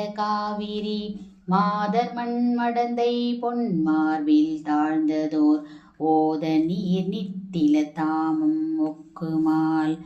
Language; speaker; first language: Tamil; native; Tamil